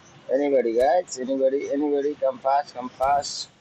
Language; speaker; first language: English; non-native, learner; Nepali